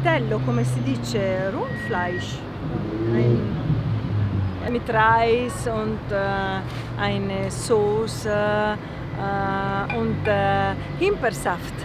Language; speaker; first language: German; non-native, learner; Italian